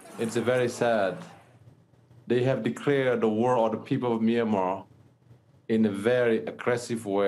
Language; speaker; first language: English; non-native, fluent; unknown